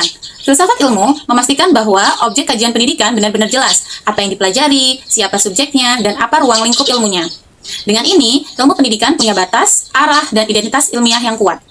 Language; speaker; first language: Indonesian; native; Indonesian